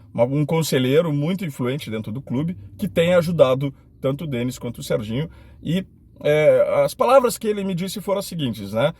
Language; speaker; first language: Portuguese; native; Portuguese